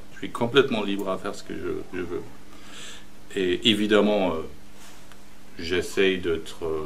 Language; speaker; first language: French; non-native, fluent; German